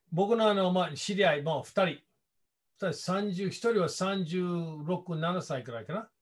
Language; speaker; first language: Japanese; non-native, fluent; English